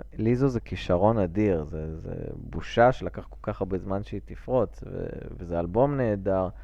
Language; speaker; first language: Hebrew; native; Hebrew